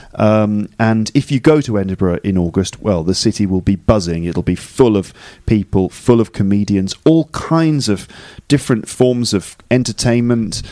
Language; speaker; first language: English; native; English